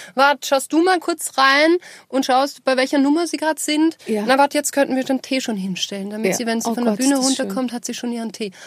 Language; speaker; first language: German; native; German